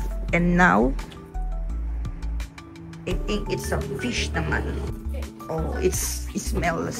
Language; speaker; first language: English; non-native, local second language; Filipino